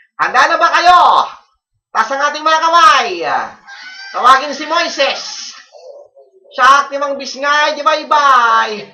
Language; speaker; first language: Filipino; non-native, local second language; Iloko